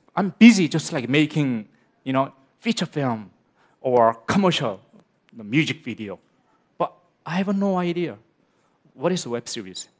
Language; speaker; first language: English; non-native, learner; Korean